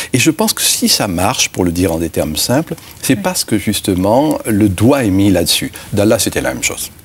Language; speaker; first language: French; native; French